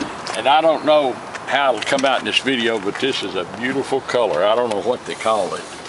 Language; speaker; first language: English; native; English